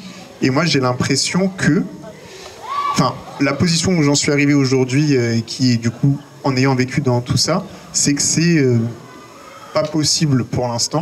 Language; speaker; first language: French; native; French